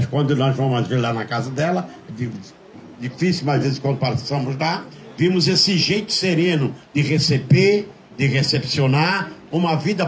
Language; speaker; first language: Portuguese; native; Portuguese